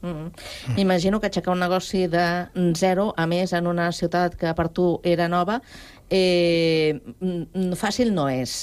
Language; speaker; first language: Catalan; native; Catalan